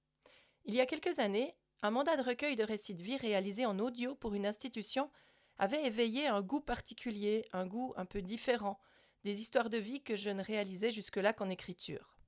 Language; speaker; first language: French; native; French